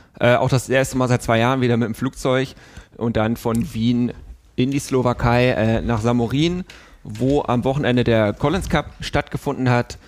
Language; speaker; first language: German; native; German